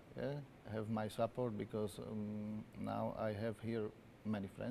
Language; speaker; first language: English; non-native, learner; Slovak